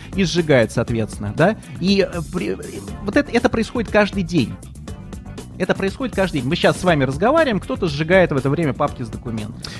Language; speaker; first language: Russian; native; Russian